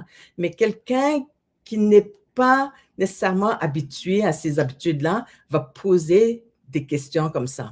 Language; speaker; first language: French; non-native, fluent; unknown